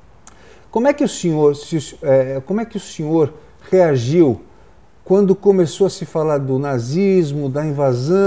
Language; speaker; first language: Portuguese; native; Portuguese